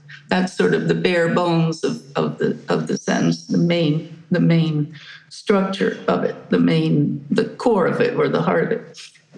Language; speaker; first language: English; native; English